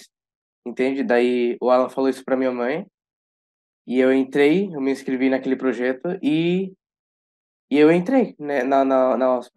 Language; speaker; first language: Portuguese; early bilingual, other home language; Spanish